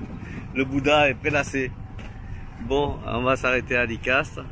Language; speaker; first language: French; native; French